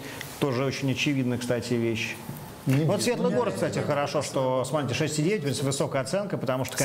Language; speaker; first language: Russian; native; Russian